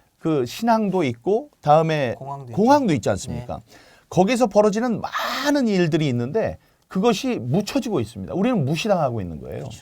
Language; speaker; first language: Korean; native; Korean